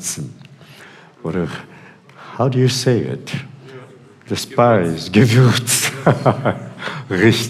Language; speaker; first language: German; non-native, fluent; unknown